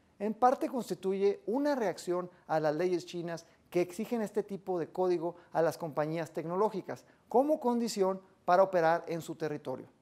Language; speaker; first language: Spanish; native; Spanish